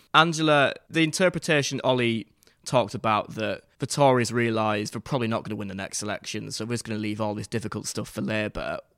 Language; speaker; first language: English; native; English